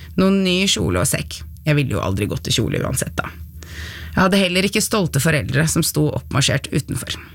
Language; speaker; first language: Norwegian; early bilingual, other home language; Arabic